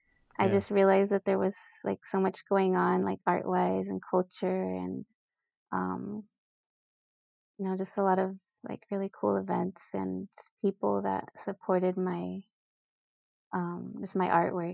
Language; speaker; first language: English; early bilingual, other home language; Spanish